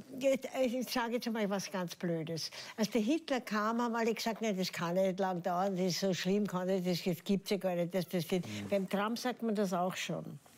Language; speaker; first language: German; native; German